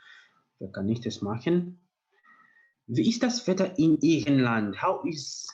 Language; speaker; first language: German; non-native, learner; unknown